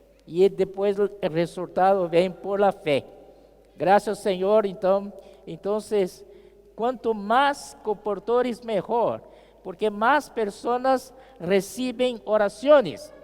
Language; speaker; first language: Spanish; non-native, fluent; Portuguese